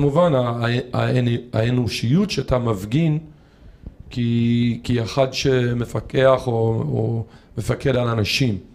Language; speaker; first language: Hebrew; non-native, fluent; English